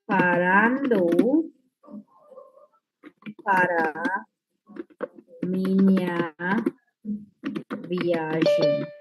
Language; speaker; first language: Portuguese; non-native, fluent; English